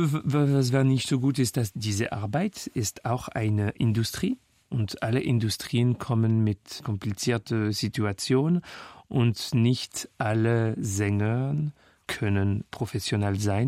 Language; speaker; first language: German; non-native, fluent; French